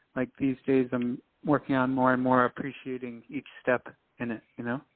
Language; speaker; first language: English; native; English